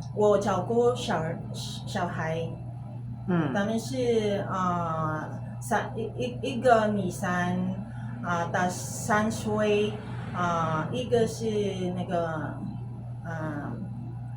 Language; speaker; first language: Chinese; non-native, learner; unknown